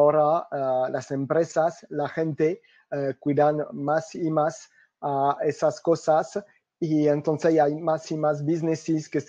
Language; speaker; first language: Spanish; non-native, fluent; French